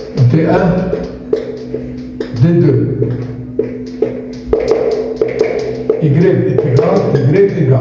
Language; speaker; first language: French; non-native, local second language; Arabic